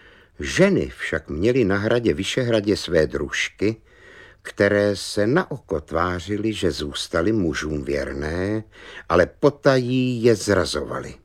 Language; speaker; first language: Czech; native; Czech